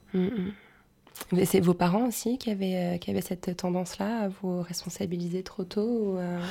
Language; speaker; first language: French; native; French